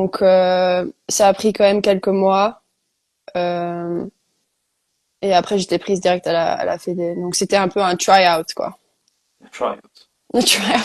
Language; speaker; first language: French; early bilingual, heritage; Dutch